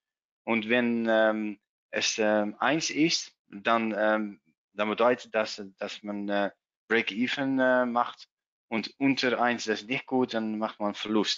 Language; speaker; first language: German; non-native, learner; Dutch